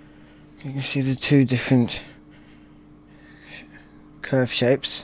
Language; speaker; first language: English; native; English